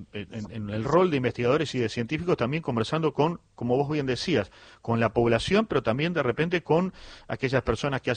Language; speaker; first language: Spanish; native; Spanish